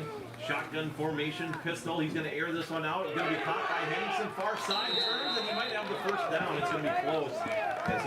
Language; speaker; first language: English; native; English